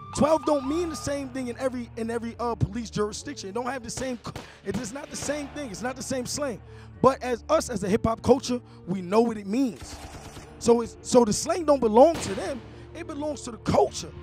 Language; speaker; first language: English; native; English